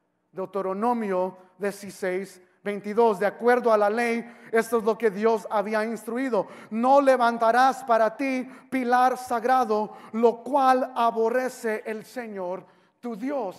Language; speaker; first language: Spanish; native; Spanish